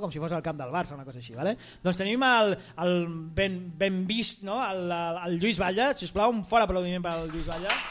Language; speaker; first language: Catalan; native; Catalan